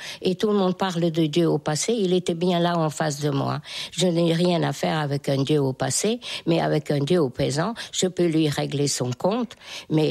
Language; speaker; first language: French; non-native, fluent; Hungarian